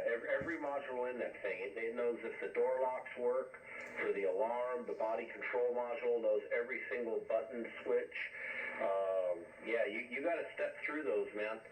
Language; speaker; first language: English; native; English